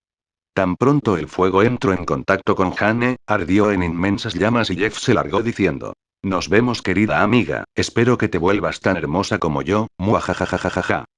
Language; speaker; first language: Spanish; native; Spanish